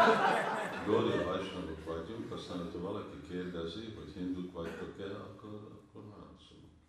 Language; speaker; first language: Hungarian; early bilingual, heritage; Hungarian